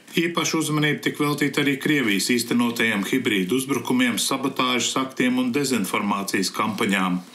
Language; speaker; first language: Latvian; early bilingual, heritage; Latvian